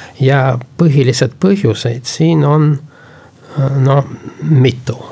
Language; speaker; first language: Estonian; non-native, local second language; Russian